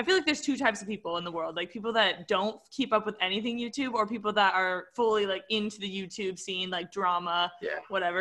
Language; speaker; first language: English; native; English